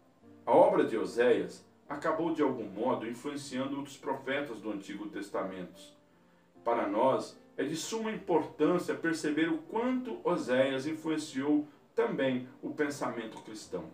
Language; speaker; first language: Portuguese; native; Portuguese